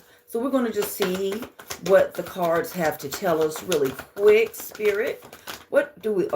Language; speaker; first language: English; native; English